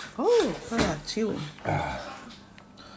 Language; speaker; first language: English; non-native, learner; Cantonese